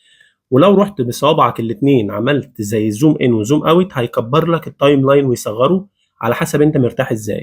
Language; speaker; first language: Arabic; native; Arabic